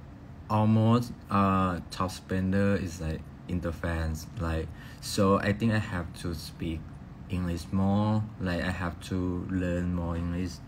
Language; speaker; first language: English; non-native, learner; Thai